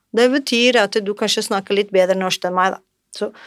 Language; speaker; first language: Norwegian; non-native, fluent; Portuguese